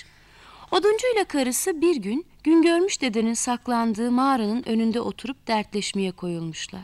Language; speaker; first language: Turkish; native; Turkish